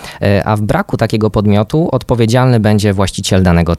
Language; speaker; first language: Polish; native; Polish